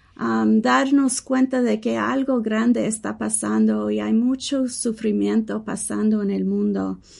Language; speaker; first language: Spanish; early bilingual, heritage; English